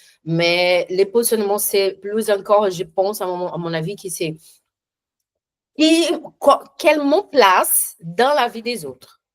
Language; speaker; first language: French; non-native, learner; Portuguese